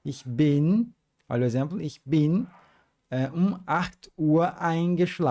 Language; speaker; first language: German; non-native, fluent; Portuguese